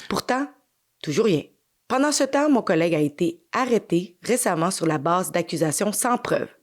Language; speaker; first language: French; native; French